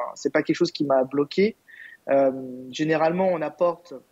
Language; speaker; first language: French; native; French